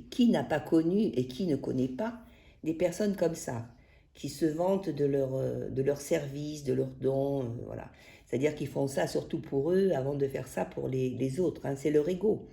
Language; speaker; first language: French; native; French